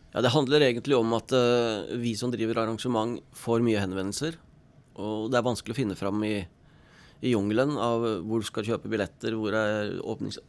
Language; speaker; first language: Norwegian; native; Norwegian